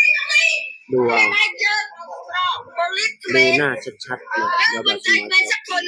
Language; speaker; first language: Thai; non-native, local second language; Northeastern Thai